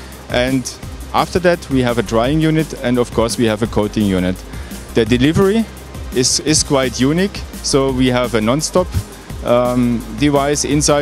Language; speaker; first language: English; non-native, fluent; German